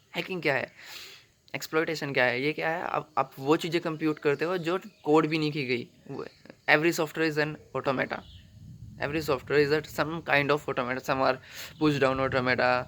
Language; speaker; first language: Hindi; native; Hindi